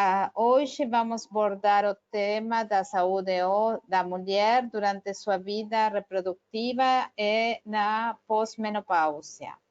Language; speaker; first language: Portuguese; non-native, fluent; Spanish